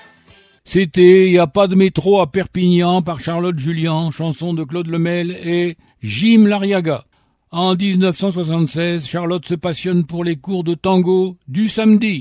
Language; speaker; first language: French; native; French